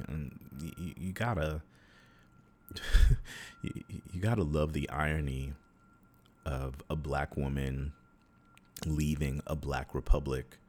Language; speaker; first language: English; native; English